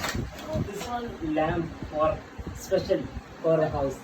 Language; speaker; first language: English; non-native, learner; Malayalam